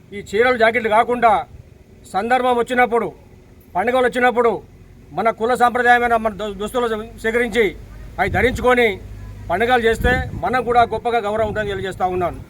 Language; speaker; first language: Telugu; non-native, local second language; Lambadi